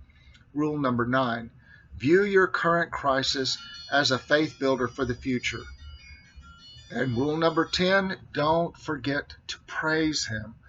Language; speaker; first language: English; native; English